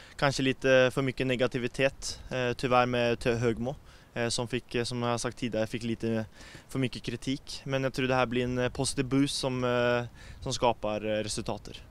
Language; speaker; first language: Swedish; non-native, fluent; Norwegian